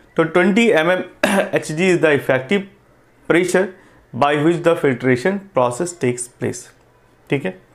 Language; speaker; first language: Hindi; non-native, local second language; Gujarati